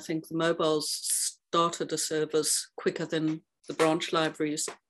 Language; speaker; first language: English; native; English